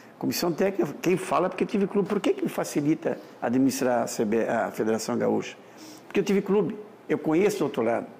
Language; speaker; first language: Portuguese; native; Portuguese